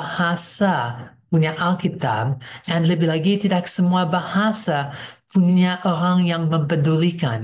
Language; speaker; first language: Indonesian; non-native, fluent; English